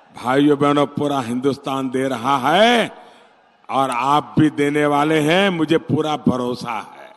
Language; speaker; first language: Hindi; non-native, local second language; Gujarati